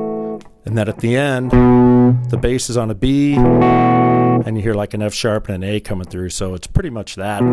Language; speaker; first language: English; native; English